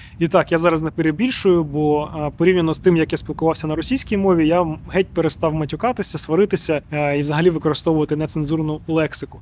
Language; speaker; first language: Ukrainian; non-native, local second language; Russian